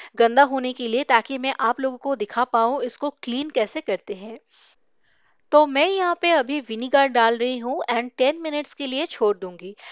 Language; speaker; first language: Hindi; native; Hindi